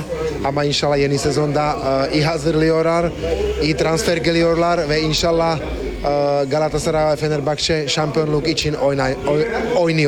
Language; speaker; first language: Turkish; non-native, learner; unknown